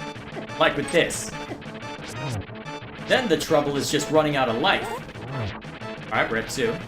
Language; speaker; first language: English; native; English